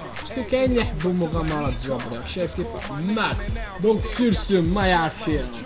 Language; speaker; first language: French; non-native, local second language; Arabic